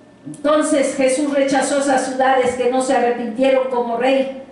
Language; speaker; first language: Spanish; native; Spanish